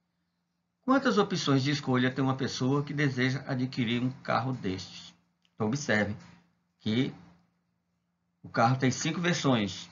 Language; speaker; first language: Portuguese; native; Portuguese